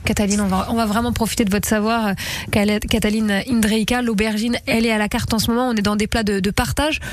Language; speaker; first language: French; native; French